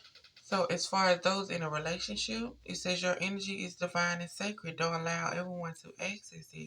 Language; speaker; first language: English; native; English